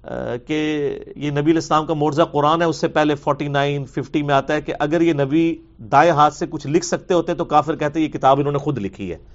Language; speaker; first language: Urdu; non-native, local second language; Punjabi